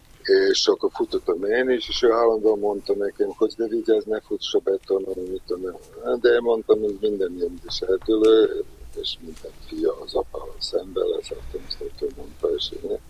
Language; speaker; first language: Hungarian; non-native, fluent; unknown